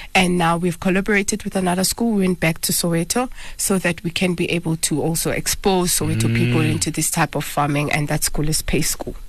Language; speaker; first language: English; non-native, local second language; Zulu